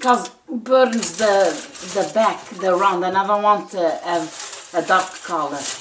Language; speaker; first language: English; non-native, learner; Portuguese